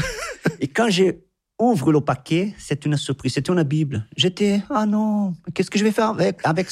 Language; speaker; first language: French; non-native, fluent; Portuguese